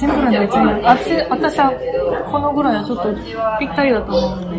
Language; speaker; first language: Japanese; non-native, learner; Korean